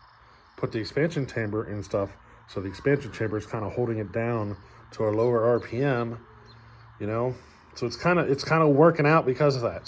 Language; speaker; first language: English; native; English